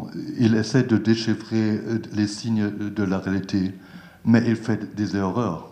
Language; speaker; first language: French; non-native, learner; German